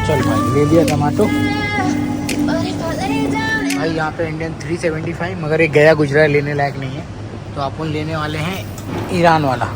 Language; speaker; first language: Hindi; native; Hindi